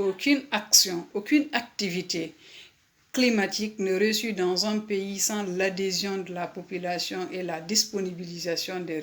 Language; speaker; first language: French; non-native, local second language; Fula